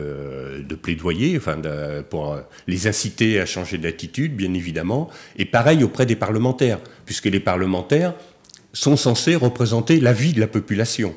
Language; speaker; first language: French; native; French